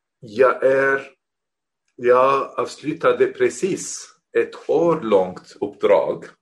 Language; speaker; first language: Swedish; non-native, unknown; Arabic